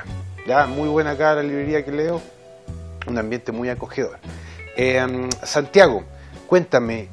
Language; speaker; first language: Spanish; native; Spanish